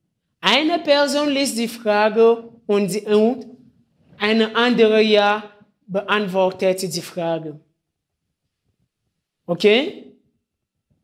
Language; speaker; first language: German; non-native, fluent; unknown